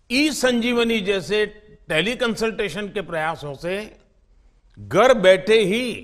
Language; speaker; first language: Hindi; non-native, local second language; Gujarati